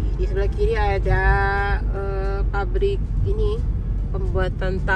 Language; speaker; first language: Indonesian; native; Indonesian